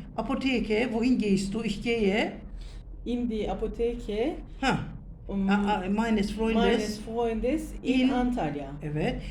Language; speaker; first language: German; non-native, learner; Turkish